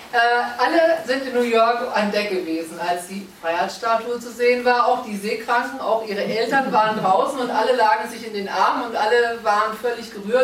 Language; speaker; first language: German; native; German